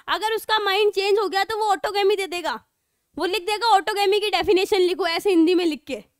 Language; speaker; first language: Hindi; native; Hindi